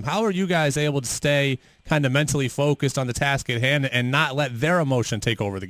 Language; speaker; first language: English; native; English